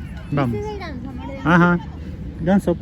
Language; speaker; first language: Spanish; non-native, learner; Russian